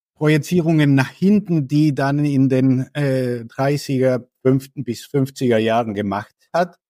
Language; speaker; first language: German; non-native, fluent; Spanish